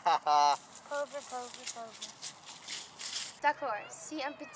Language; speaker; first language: French; non-native, learner; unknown